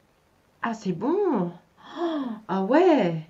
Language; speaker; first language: French; native; French